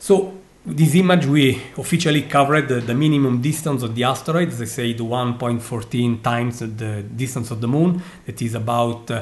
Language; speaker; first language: English; non-native, fluent; Italian